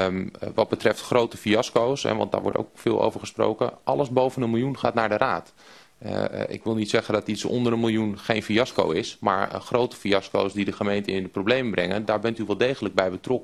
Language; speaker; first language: Dutch; native; Dutch